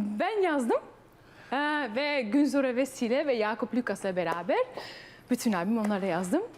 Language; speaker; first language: Turkish; early bilingual, heritage; Turkish